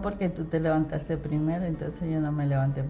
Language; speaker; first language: Spanish; native; Spanish